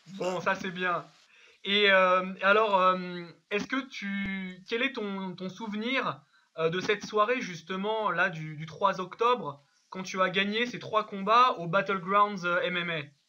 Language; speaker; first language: French; native; French